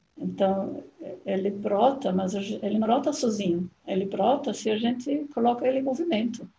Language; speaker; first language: Portuguese; non-native, fluent; German